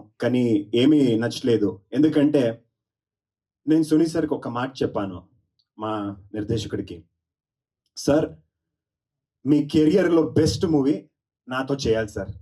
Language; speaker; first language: Telugu; non-native, learner; Kannada